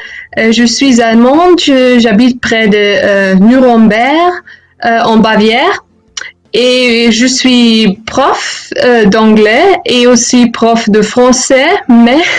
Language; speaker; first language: French; non-native, fluent; German